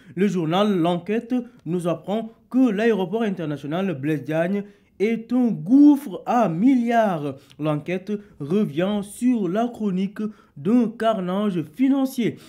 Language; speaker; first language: French; non-native, local second language; Wolof